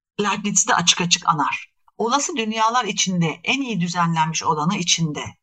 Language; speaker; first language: Turkish; native; Turkish